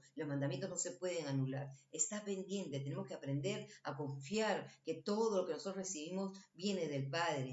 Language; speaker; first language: Spanish; native; Spanish